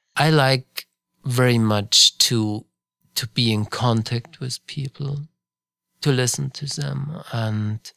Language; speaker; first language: English; non-native, fluent; German